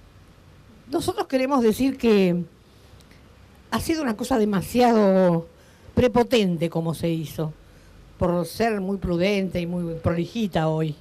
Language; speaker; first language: Spanish; native; Spanish